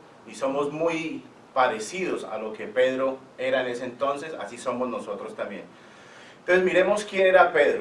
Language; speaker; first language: Spanish; native; Spanish